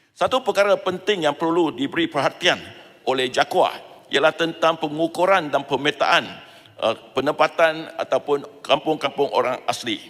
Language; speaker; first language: Malay; non-native, local second language; Chinese